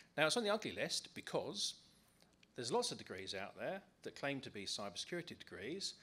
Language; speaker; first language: English; native; English